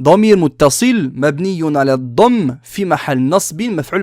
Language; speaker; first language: Arabic; non-native, fluent; French